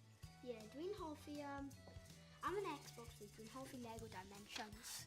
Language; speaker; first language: Welsh; non-native, local second language; English